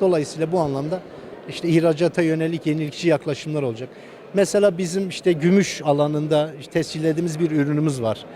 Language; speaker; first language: Turkish; native; Turkish